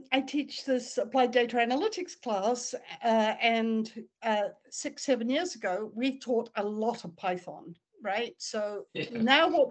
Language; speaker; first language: English; native; English